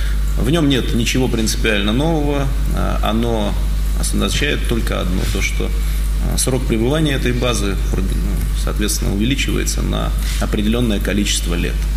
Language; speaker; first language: Russian; native; Russian